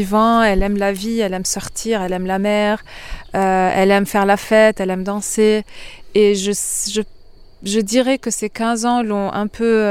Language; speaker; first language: French; non-native, local second language; Arabic